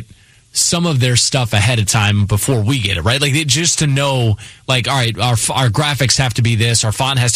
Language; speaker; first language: English; native; English